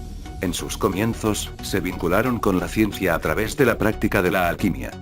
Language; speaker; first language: Spanish; native; Spanish